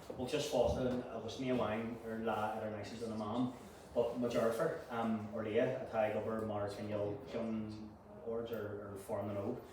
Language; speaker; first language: Irish; non-native, local second language; English